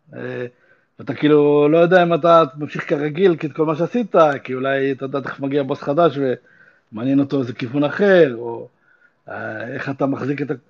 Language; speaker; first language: Hebrew; native; Hebrew